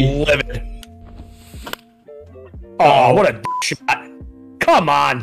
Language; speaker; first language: English; native; English